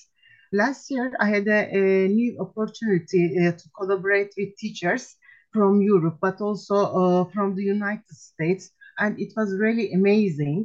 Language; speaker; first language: English; non-native, fluent; Turkish